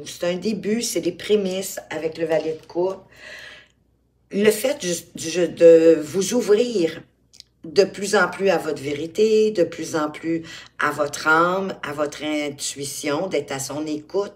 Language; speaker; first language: French; native; French